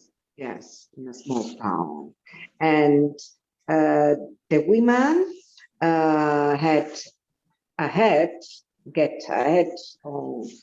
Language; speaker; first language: English; non-native, learner; Italian